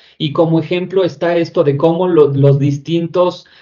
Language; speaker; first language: Spanish; native; Spanish